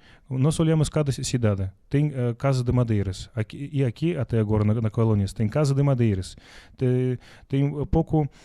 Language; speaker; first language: Portuguese; non-native, learner; Russian